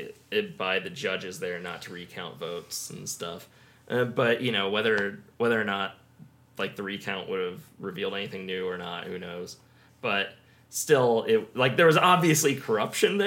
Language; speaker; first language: English; native; English